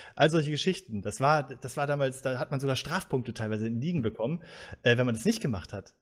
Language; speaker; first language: German; native; German